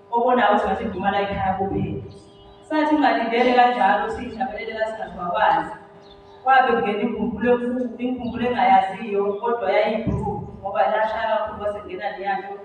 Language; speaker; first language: Zulu; native; Zulu